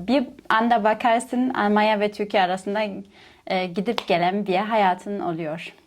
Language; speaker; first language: Turkish; non-native, fluent; German